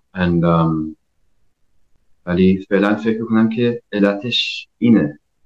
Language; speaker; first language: Persian; early bilingual, heritage; Persian